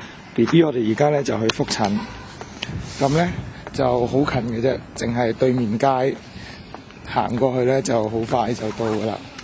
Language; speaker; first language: Cantonese; native; Cantonese